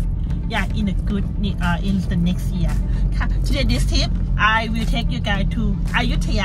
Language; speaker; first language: English; non-native, learner; Thai